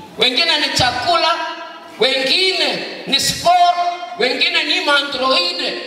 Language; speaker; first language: Swahili; non-native, local second language; Nande